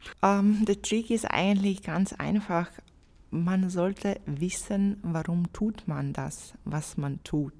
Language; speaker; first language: German; non-native, fluent; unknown